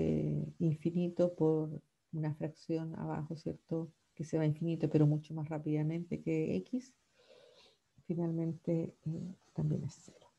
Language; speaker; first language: Spanish; native; Spanish